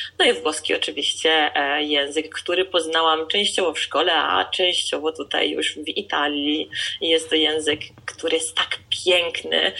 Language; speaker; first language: Polish; early bilingual, heritage; Polish